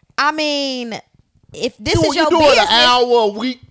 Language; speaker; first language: English; native; English